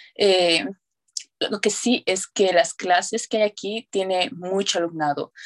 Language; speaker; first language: Spanish; native; Spanish